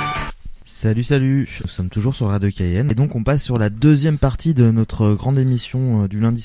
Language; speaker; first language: French; native; French